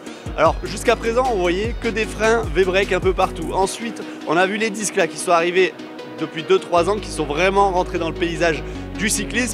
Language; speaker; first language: French; native; French